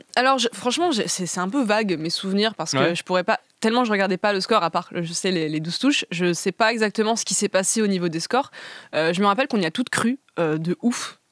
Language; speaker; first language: French; native; French